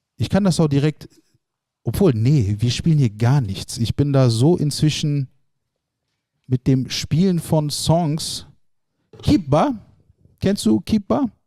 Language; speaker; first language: German; early bilingual, other home language; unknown